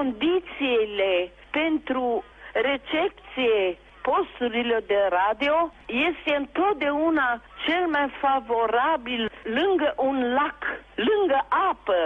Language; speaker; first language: Romanian; non-native, local second language; German